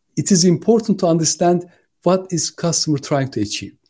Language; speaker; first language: English; non-native, fluent; Turkish